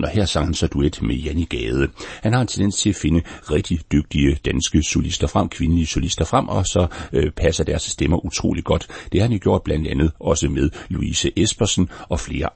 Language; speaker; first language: Danish; native; Danish